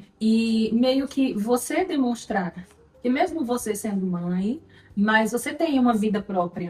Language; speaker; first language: Portuguese; native; Portuguese